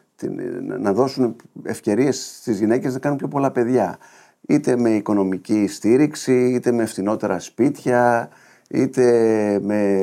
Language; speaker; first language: Greek; native; Greek